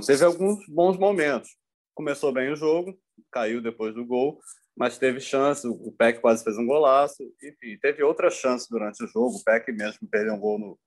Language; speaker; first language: Portuguese; native; Portuguese